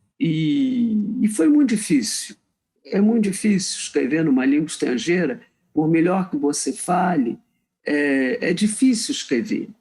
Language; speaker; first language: Portuguese; native; Portuguese